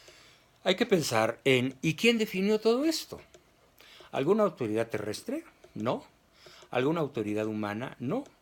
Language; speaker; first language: Spanish; native; Spanish